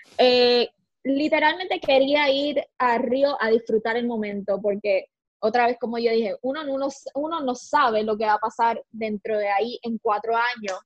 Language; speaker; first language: Spanish; native; Spanish